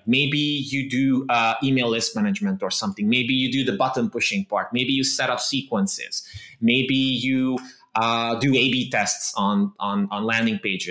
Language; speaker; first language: English; non-native, fluent; Romanian